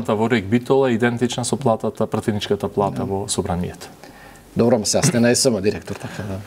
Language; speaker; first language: Macedonian; native; Macedonian